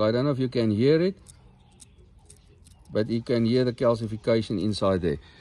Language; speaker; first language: English; non-native, local second language; Afrikaans